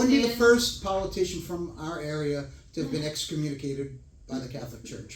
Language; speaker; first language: English; native; English